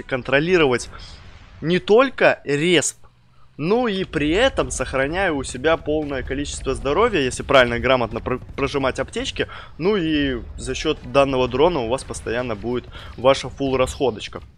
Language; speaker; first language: Russian; native; Russian